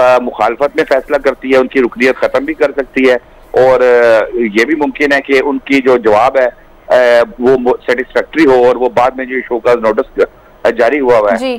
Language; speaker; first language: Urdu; non-native, local second language; Punjabi